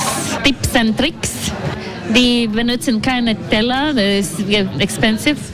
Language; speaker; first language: German; non-native, learner; Latvian